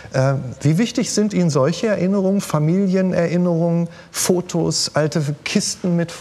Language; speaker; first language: German; native; German